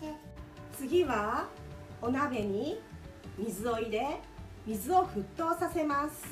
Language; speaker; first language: Japanese; native; Japanese